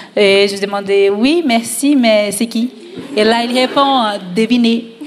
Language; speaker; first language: French; non-native, fluent; Portuguese